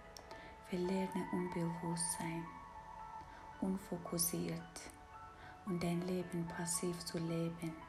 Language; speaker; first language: German; non-native, fluent; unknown